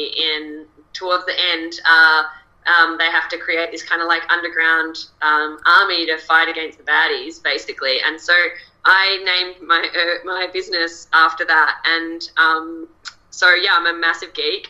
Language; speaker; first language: English; native; English